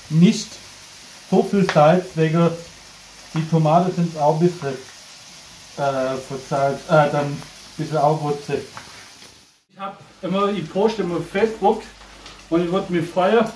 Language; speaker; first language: German; non-native, fluent; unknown